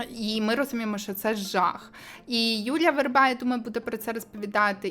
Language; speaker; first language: Ukrainian; native; Ukrainian